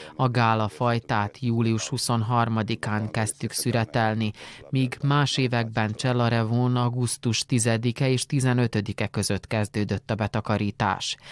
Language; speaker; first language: Hungarian; native; Hungarian